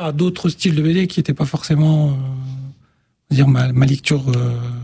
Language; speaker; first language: French; native; French